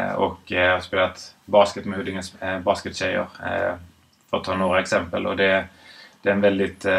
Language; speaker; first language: Swedish; native; Swedish